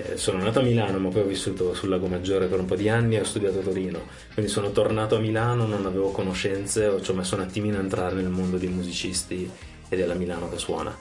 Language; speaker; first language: Italian; native; Italian